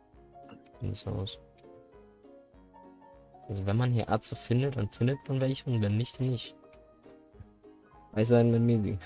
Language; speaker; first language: German; native; German